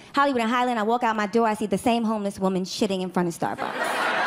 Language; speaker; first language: English; native; English